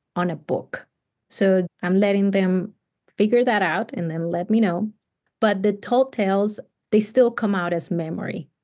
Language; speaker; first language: English; non-native, fluent; Spanish